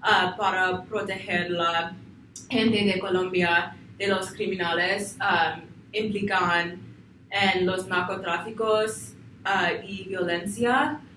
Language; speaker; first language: Spanish; non-native, learner; English